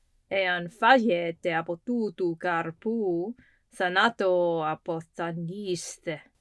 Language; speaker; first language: Greek; non-native, fluent; English